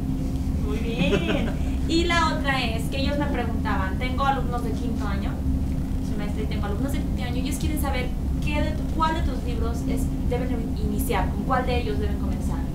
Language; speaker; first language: Spanish; native; Spanish